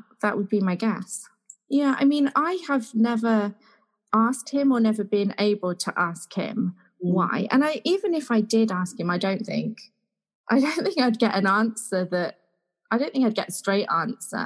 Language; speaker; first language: English; native; English